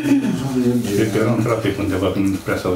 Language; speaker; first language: Romanian; native; Romanian